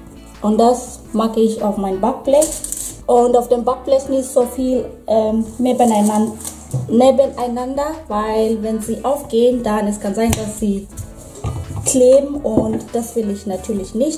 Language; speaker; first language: German; non-native, fluent; Swahili